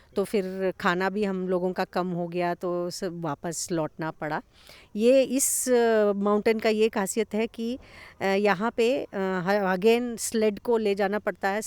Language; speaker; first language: Hindi; non-native, local second language; Kannada